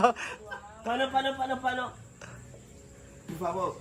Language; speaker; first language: Filipino; non-native, learner; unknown